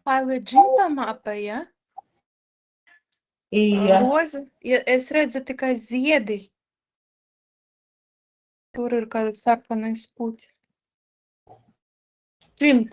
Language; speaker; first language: Latvian; non-native, learner; Russian